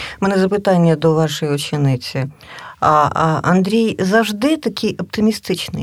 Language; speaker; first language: Ukrainian; native; Ukrainian